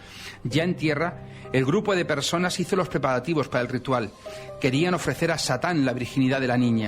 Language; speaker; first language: Spanish; native; Spanish